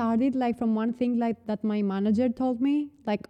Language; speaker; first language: English; non-native, fluent; Greek